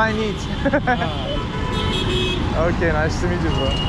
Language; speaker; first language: English; non-native, learner; Turkish